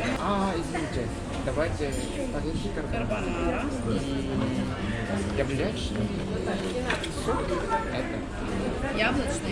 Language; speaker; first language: Russian; non-native, learner; Korean